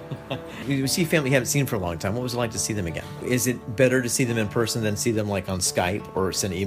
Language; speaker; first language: English; native; English